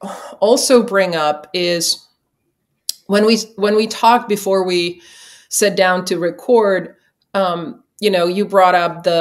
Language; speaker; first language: English; non-native, fluent; Czech